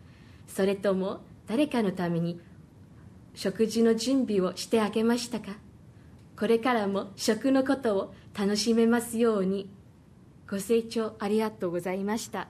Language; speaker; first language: Japanese; non-native, fluent; Chinese